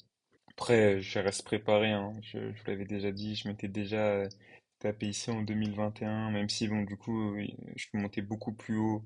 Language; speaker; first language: French; native; French